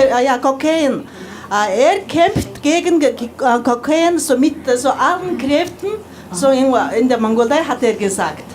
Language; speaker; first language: German; non-native, learner; Mongolian